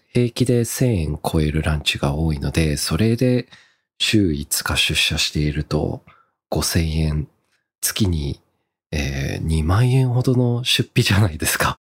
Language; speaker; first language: Japanese; early bilingual, heritage; Japanese